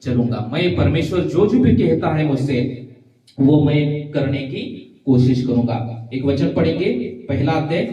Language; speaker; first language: Hindi; non-native, local second language; Marathi